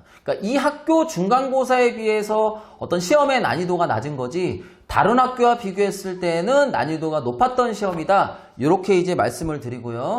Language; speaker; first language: Korean; native; Korean